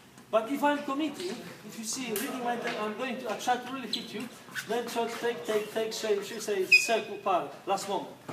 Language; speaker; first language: English; non-native, learner; Polish